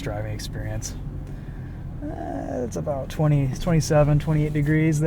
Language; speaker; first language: English; native; English